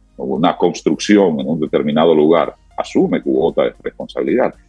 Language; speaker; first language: Spanish; native; Spanish